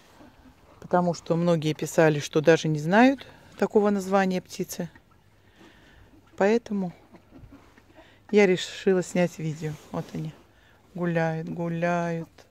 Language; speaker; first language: Russian; native; Russian